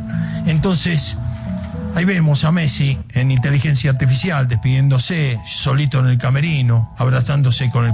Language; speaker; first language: Spanish; native; Spanish